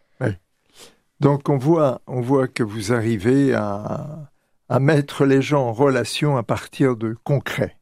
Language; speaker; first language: French; native; French